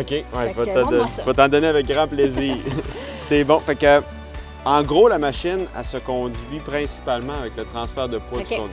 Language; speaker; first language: French; native; French